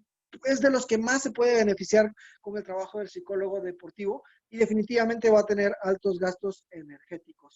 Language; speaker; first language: Spanish; native; Spanish